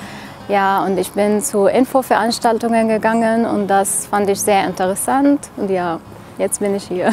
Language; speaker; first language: German; non-native, fluent; Arabic